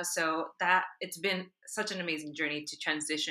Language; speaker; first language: English; native; English